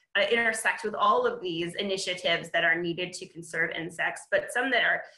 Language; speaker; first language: English; native; English